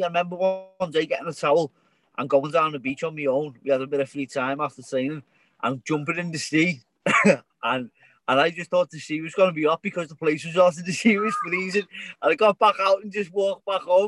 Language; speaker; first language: English; native; English